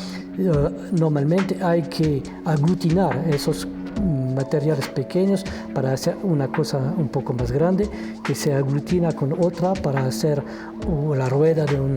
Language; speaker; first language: Spanish; non-native, fluent; French